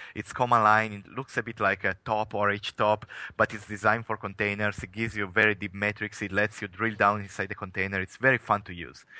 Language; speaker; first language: English; non-native, fluent; Italian